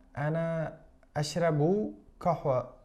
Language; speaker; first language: Arabic; non-native, learner; Kazakh